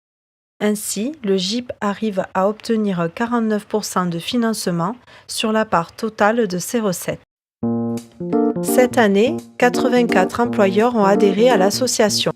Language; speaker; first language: French; native; French